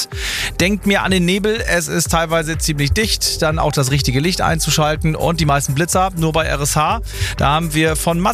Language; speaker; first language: German; native; German